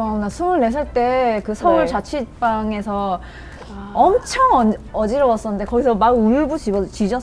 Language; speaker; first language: Korean; native; Korean